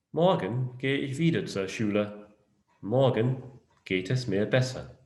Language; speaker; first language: German; non-native, fluent; English